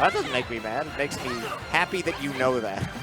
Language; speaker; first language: English; native; English